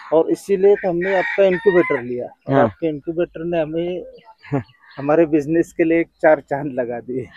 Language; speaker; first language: Hindi; non-native, local second language; Marathi